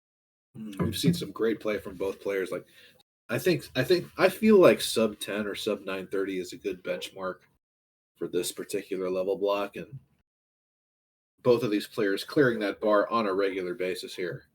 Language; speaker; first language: English; native; English